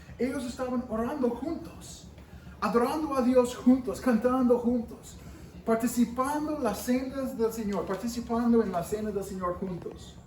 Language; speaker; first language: Spanish; non-native, fluent; English